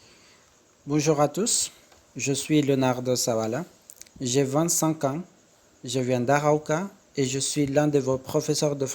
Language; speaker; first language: French; non-native, fluent; Spanish